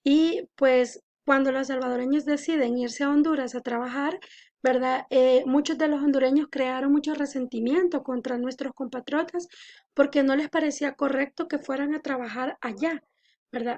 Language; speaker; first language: Spanish; native; Spanish